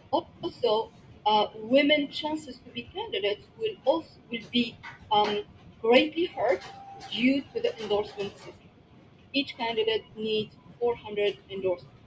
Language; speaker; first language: English; non-native, local second language; Arabic